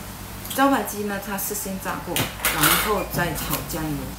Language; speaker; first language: Chinese; native; Chinese